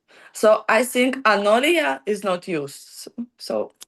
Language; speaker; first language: English; non-native, learner; Ukrainian